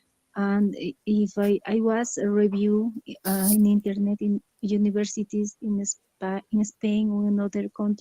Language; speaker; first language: English; non-native, learner; Spanish